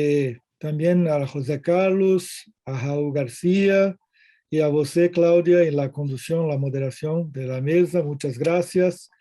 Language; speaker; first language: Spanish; non-native, learner; Portuguese